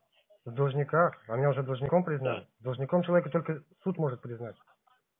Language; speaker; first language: Russian; native; Russian